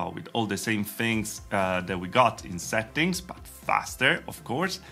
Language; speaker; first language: English; non-native, fluent; Italian